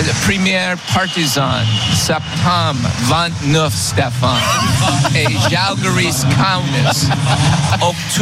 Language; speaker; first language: French; non-native, learner; English